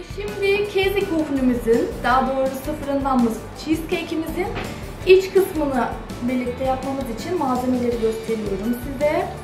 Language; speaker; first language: Turkish; early bilingual, heritage; Turkish